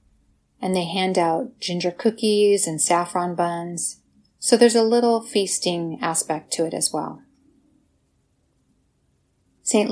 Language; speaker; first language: English; native; English